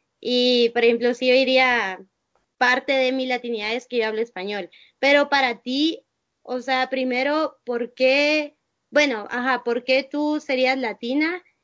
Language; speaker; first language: Spanish; native; Spanish